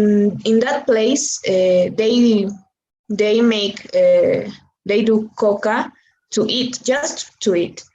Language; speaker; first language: English; non-native, learner; Spanish